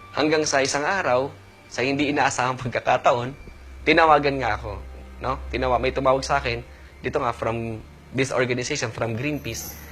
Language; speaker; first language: Filipino; native; Filipino